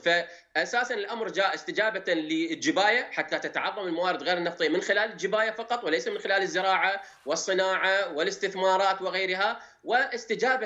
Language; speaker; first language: Arabic; native; Arabic